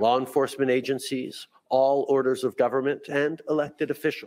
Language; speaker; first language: English; early bilingual, other home language; French